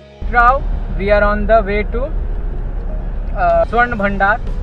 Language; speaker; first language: English; non-native, local second language; Hindi